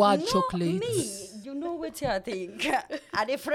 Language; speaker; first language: English; non-native, local second language; Krio